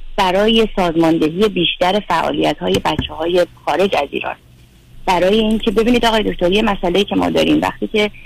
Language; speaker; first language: Persian; native; Persian